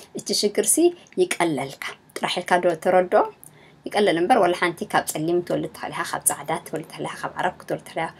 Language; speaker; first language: Tigrinya; native; Tigrinya